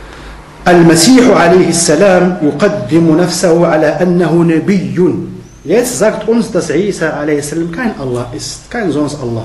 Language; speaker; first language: German; non-native, fluent; Arabic